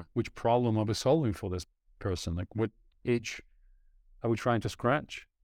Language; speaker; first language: English; non-native, fluent; Ukrainian